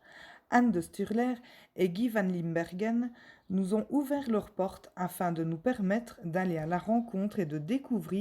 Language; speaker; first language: French; native; French